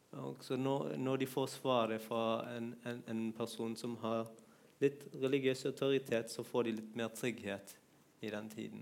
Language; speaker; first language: Norwegian; non-native, fluent; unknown